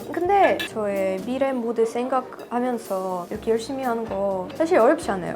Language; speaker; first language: Korean; non-native, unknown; Russian